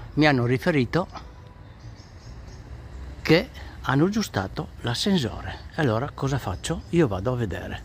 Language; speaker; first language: Italian; native; Italian